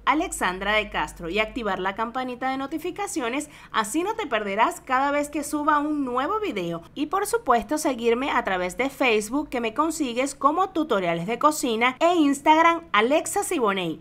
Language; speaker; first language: Spanish; native; Spanish